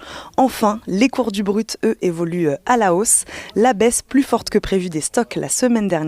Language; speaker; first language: French; native; French